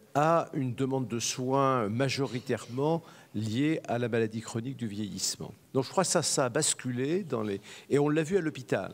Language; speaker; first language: French; native; French